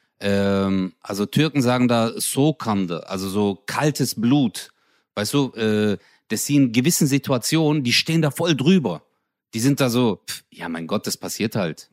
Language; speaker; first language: German; early bilingual, other home language; Turkish